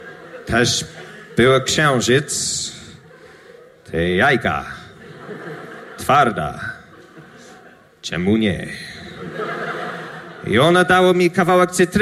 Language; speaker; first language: Polish; non-native, learner; English